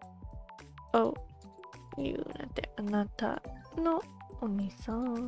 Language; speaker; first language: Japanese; non-native, learner; English